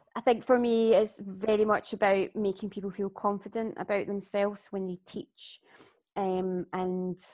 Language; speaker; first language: English; native; English